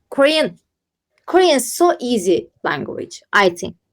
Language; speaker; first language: English; non-native, learner; Turkish